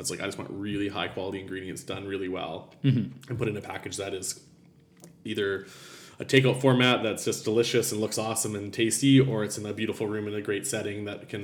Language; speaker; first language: English; native; English